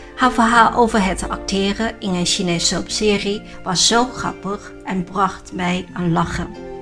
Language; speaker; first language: Dutch; non-native, fluent; Chinese